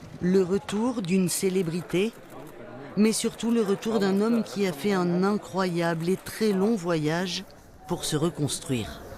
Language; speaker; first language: French; native; French